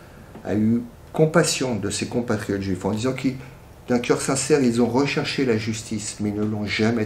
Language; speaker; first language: French; native; French